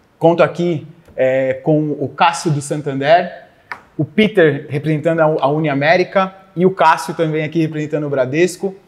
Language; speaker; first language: Portuguese; native; Portuguese